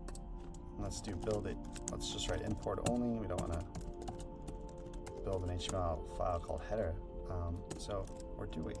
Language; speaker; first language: English; native; English